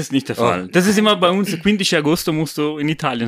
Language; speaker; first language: German; non-native, fluent; Italian